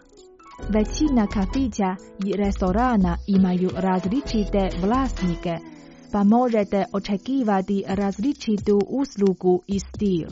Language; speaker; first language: Croatian; native; Croatian